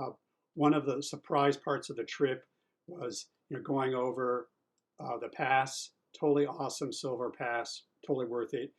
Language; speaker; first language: English; native; English